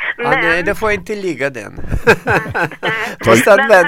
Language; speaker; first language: Swedish; non-native, fluent; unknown